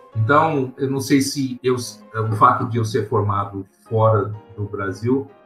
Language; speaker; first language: Portuguese; non-native, fluent; English